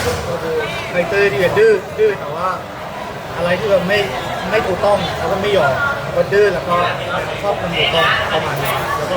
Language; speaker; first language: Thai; non-native, fluent; Burmese